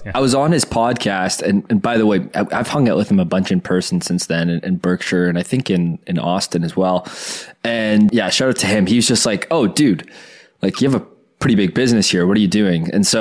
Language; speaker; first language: English; native; English